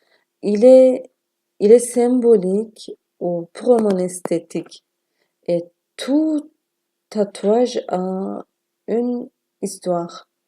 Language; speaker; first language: French; non-native, learner; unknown